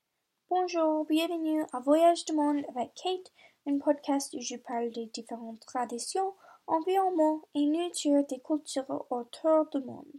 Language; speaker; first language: French; non-native, learner; English